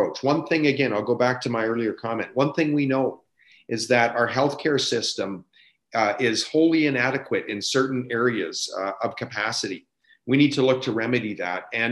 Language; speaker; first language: English; native; English